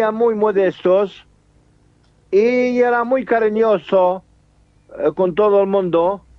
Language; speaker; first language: Spanish; non-native, fluent; Arabic